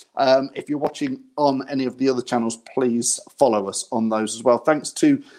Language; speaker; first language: English; native; English